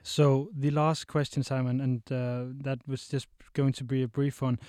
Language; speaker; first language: English; non-native, fluent; Danish